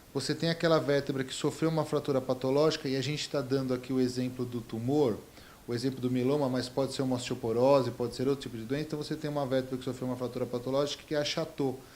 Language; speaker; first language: Portuguese; native; Portuguese